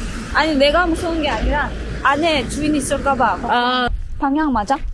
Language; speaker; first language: Korean; non-native, fluent; Turkmen